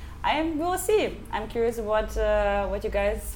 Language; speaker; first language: English; non-native, fluent; German